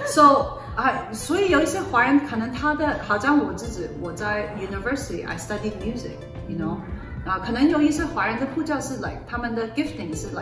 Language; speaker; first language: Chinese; early bilingual, other home language; Cantonese